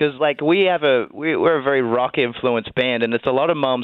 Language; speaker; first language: English; native; English